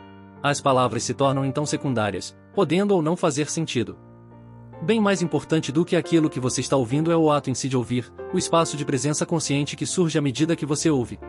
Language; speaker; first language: Portuguese; native; Portuguese